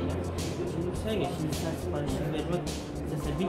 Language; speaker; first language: Turkish; native; Turkish